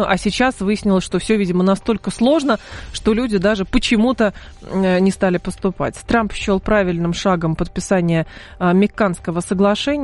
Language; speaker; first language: Russian; native; Russian